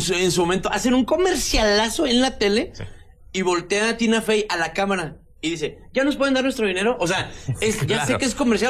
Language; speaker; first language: Spanish; native; Spanish